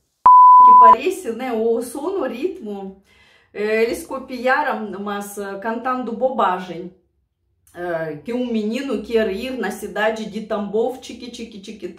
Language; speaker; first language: Portuguese; non-native, learner; Russian